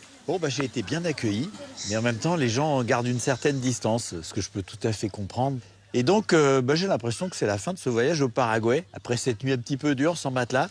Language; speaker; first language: French; native; French